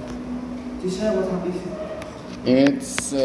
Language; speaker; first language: English; non-native, learner; Thai